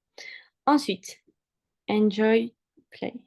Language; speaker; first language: English; non-native, fluent; French